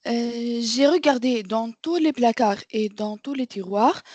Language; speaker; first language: French; non-native, learner; Arabic